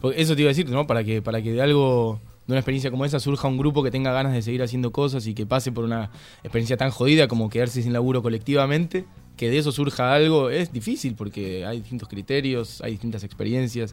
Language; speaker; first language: Spanish; native; Spanish